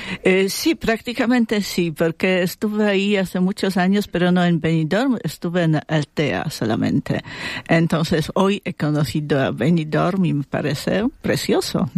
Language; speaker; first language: Spanish; non-native, fluent; Polish